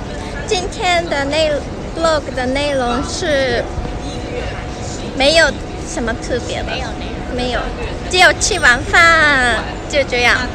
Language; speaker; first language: Chinese; non-native, learner; Japanese